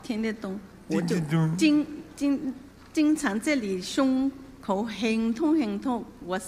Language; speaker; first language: Chinese; non-native, local second language; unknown